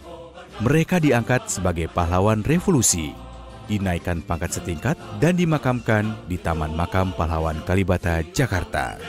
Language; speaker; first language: Indonesian; native; Indonesian